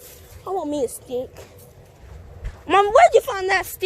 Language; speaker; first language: English; native; English